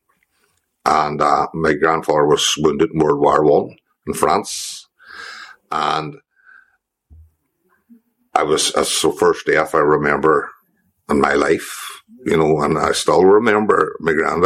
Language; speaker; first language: English; native; English